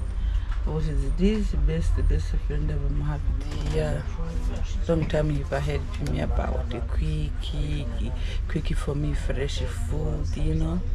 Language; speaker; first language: English; non-native, learner; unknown